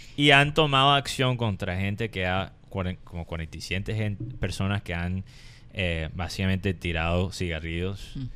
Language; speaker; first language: Spanish; non-native, fluent; English